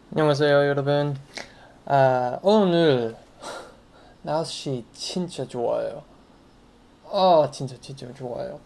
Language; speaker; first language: Korean; non-native, learner; English